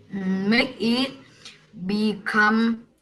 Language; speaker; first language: English; non-native, learner; Vietnamese